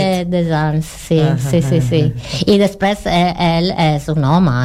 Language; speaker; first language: Catalan; non-native, learner; Italian